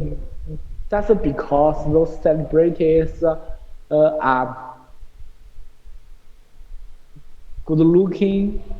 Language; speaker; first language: English; non-native, learner; Chinese